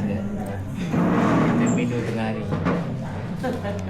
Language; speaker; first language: Malay; native; Malay